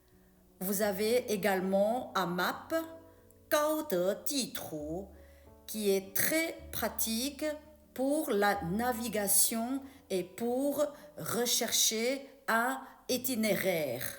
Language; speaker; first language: French; non-native, fluent; Chinese